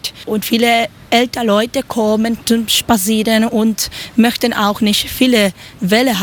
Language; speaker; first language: German; non-native, learner; Spanish